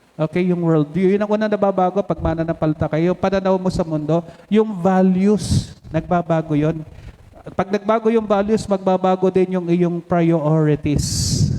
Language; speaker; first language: Filipino; native; Filipino